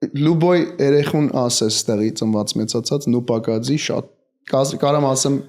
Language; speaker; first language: Armenian; early bilingual, heritage; Armenian